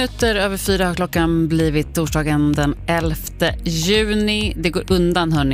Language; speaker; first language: Swedish; native; Swedish